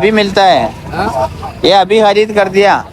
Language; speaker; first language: Hindi; non-native, local second language; Malayalam